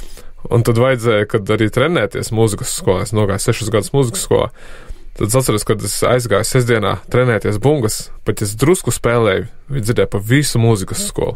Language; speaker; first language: Latvian; native; Latvian